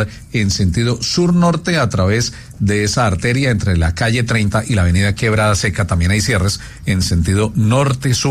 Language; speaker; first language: Spanish; native; Spanish